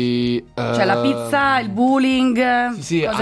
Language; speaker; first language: Italian; native; Italian